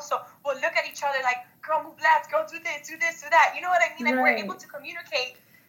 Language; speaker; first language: English; native; English